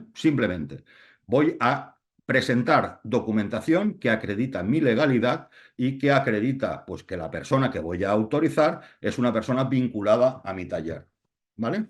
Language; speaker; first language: Spanish; native; Spanish